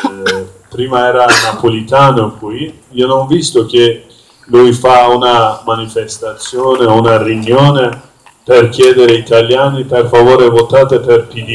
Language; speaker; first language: Italian; non-native, learner; Kurdish